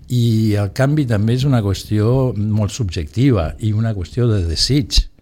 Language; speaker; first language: Catalan; non-native, local second language; Spanish